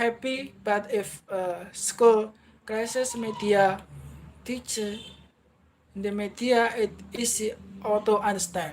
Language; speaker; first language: English; non-native, learner; Indonesian